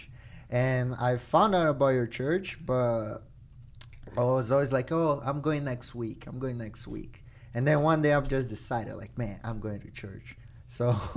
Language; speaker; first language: English; non-native, fluent; Portuguese